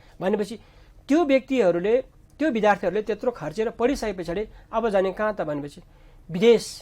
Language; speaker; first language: Nepali; non-native, local second language; Sherpa